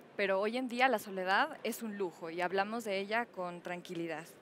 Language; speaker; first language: Spanish; native; Spanish